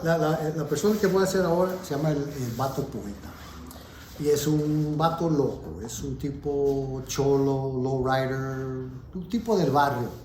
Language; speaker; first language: Spanish; early bilingual, heritage; Spanish